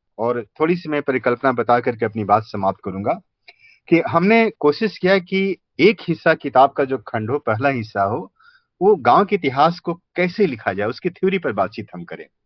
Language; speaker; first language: Hindi; native; Hindi